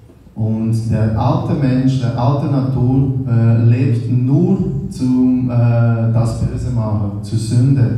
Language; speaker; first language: German; non-native, learner; Portuguese